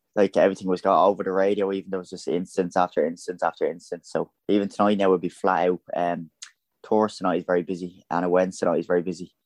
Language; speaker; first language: English; native; English